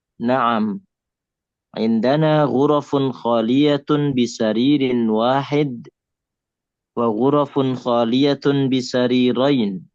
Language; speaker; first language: Arabic; non-native, fluent; Indonesian